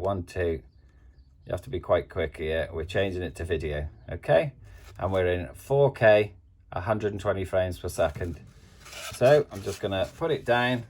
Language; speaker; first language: English; native; English